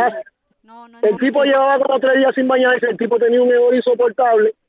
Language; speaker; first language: Spanish; native; Spanish